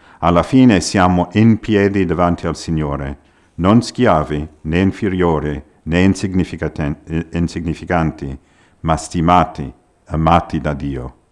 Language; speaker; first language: Italian; non-native, fluent; English